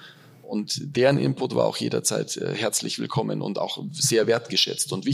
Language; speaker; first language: German; native; German